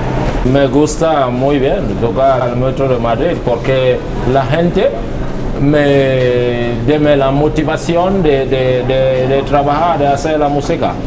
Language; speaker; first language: Spanish; non-native, fluent; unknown